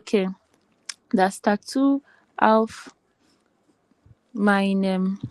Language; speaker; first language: German; non-native, learner; Filipino